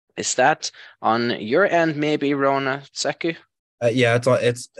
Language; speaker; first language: English; native; English